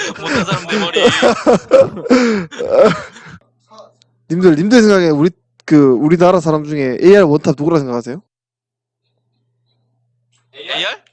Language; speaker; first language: Korean; native; Korean